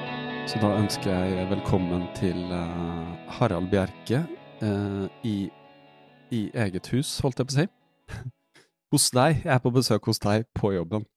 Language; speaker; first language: Norwegian; native; Norwegian